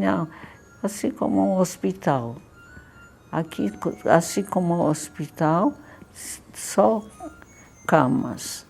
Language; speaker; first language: Portuguese; non-native, fluent; Polish